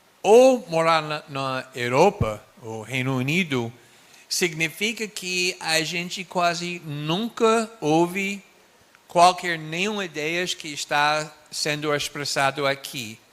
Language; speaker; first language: Portuguese; non-native, fluent; English